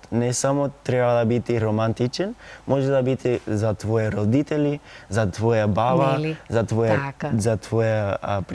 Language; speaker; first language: Macedonian; non-native, learner; English